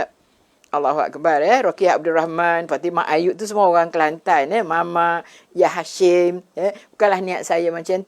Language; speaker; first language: Malay; native; Malay